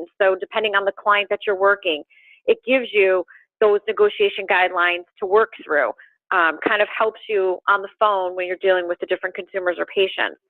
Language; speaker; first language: English; native; English